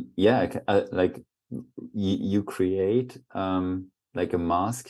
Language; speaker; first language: English; non-native, fluent; German